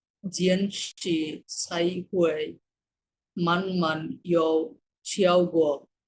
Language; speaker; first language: Chinese; non-native, learner; Bangla